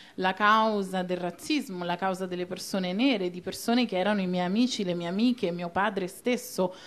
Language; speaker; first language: Italian; native; Italian